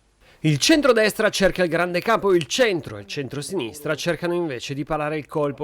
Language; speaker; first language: Italian; native; Italian